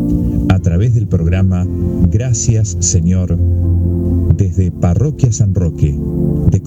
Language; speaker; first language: Spanish; native; Spanish